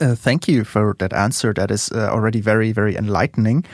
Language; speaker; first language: English; non-native, fluent; German